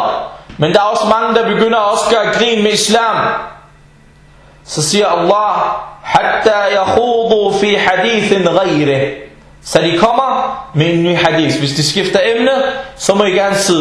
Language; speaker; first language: Danish; early bilingual, other home language; Arabic